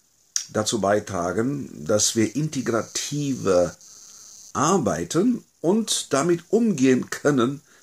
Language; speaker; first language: German; non-native, fluent; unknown